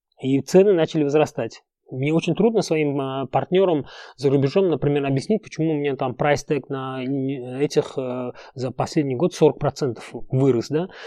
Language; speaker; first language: Russian; non-native, local second language; Uzbek